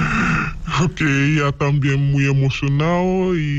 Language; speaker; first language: Spanish; non-native, learner; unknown